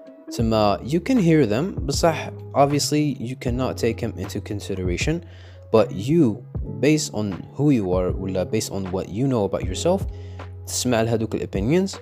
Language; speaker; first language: English; non-native, fluent; Arabic